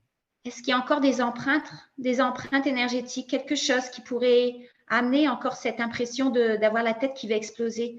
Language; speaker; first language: French; native; French